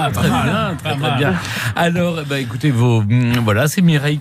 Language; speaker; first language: French; native; French